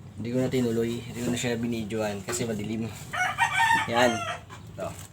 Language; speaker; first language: Filipino; native; Filipino